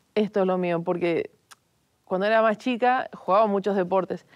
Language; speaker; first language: Spanish; native; Spanish